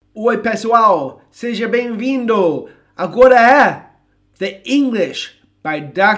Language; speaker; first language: Portuguese; non-native, fluent; English